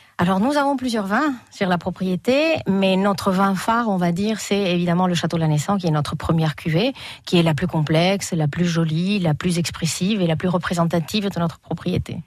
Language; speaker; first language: French; non-native, fluent; Spanish